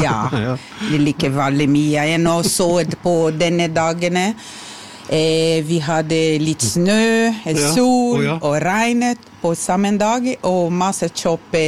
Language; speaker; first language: Norwegian; non-native, learner; Portuguese